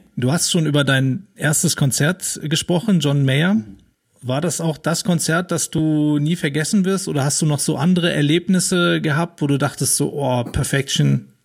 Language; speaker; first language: German; native; German